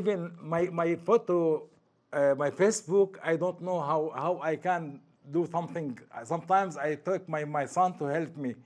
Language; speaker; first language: English; non-native, learner; Arabic